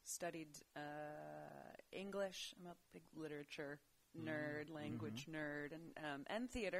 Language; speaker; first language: English; native; English